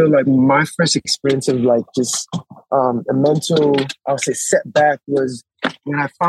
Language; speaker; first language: English; non-native, local second language; Yoruba